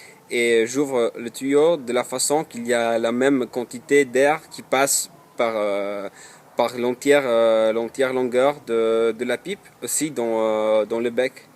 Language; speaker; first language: French; non-native, fluent; Polish